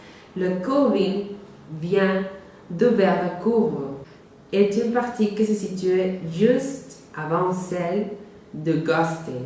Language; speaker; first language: French; non-native, learner; Spanish